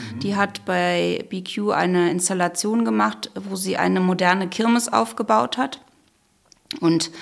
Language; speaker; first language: German; native; German